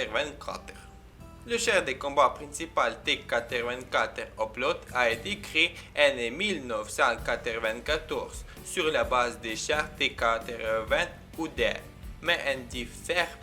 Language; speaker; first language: French; non-native, learner; Ukrainian